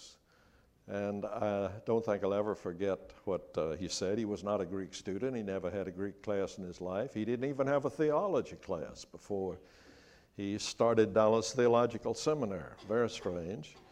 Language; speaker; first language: English; native; English